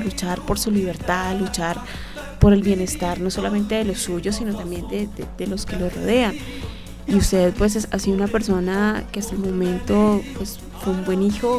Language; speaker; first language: Spanish; native; Spanish